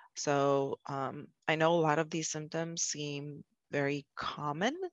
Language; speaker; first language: English; native; English